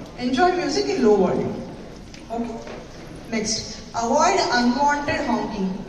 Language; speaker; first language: English; non-native, local second language; Telugu